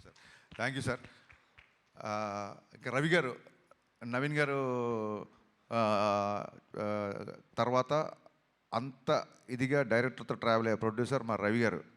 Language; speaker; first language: Telugu; native; Telugu